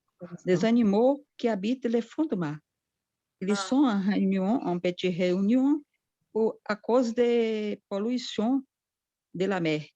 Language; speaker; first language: French; non-native, learner; Portuguese